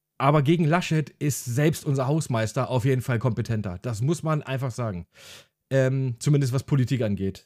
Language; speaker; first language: German; early bilingual, other home language; Hungarian